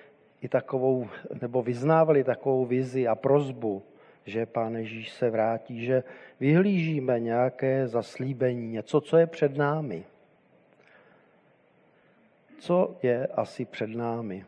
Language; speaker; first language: Czech; native; Czech